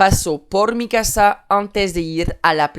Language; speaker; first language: Spanish; non-native, fluent; French